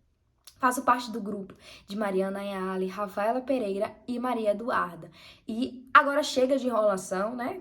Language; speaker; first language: Portuguese; native; Portuguese